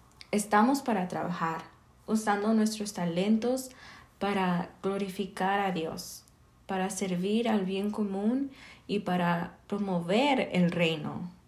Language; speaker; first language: Spanish; early bilingual, heritage; Spanish